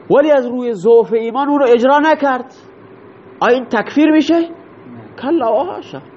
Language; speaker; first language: Persian; non-native, local second language; Baluchi